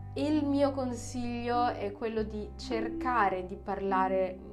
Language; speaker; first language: Italian; non-native, fluent; Filipino